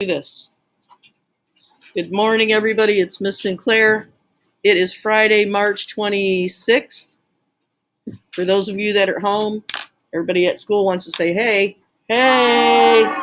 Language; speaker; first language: English; native; English